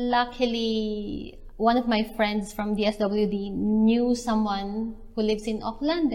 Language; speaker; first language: English; non-native, local second language; Filipino